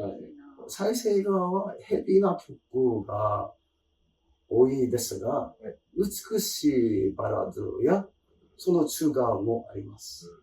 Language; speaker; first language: Japanese; non-native, learner; English